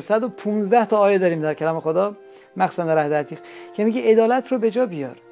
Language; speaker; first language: Persian; non-native, local second language; Armenian